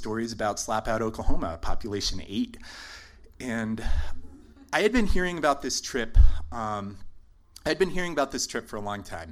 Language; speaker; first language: English; native; English